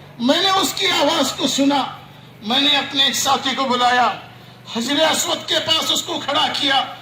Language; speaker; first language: Urdu; native; Urdu